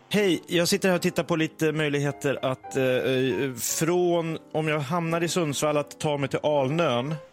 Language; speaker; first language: Swedish; native; Swedish